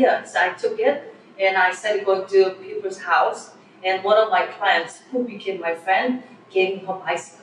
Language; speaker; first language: English; non-native, fluent; Korean